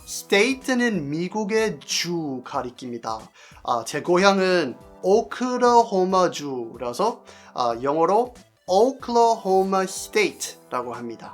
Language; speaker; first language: Korean; non-native, fluent; English